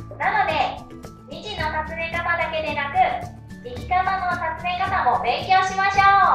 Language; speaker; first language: Japanese; non-native, fluent; Thai